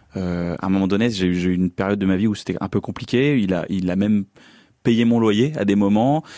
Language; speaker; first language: French; native; French